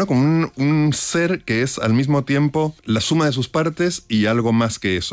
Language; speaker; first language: Spanish; native; Spanish